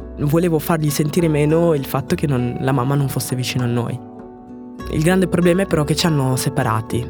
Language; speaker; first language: Italian; early bilingual, other home language; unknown